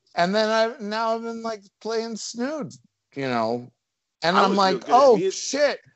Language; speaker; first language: English; native; English